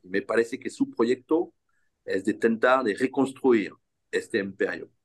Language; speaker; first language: Spanish; non-native, fluent; French